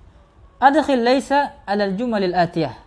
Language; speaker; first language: Arabic; non-native, fluent; Indonesian